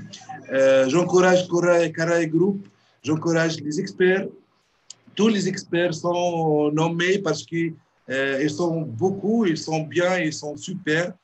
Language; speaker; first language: French; non-native, local second language; Arabic